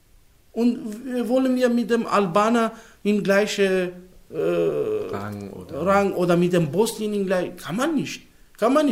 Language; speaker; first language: German; non-native, learner; Macedonian